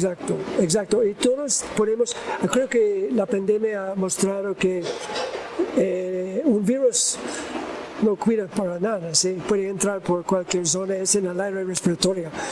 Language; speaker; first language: Spanish; non-native, learner; English